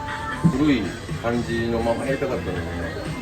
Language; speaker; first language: Japanese; native; Japanese